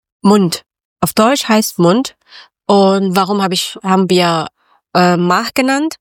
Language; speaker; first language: German; non-native, learner; Persian